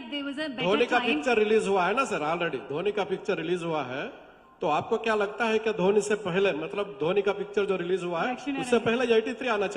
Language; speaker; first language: Hindi; non-native, local second language; Telugu